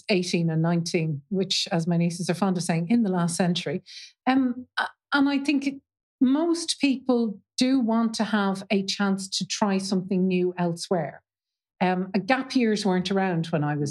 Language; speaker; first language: English; native; English